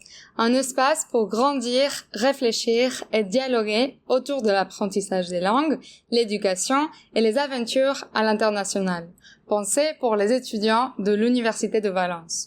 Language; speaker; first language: French; non-native, fluent; Spanish